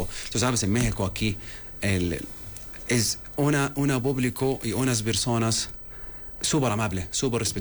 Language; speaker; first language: Spanish; non-native, learner; Arabic